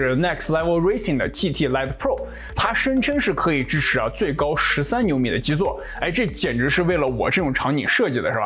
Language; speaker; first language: Chinese; native; Chinese